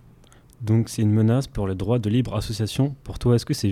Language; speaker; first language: French; native; French